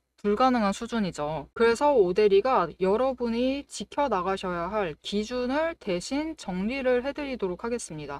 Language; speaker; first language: Korean; native; Korean